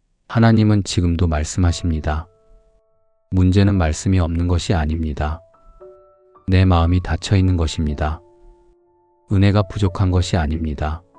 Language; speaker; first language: Korean; native; Korean